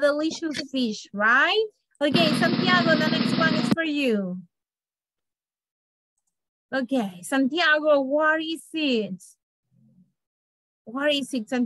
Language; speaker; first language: English; non-native, fluent; Spanish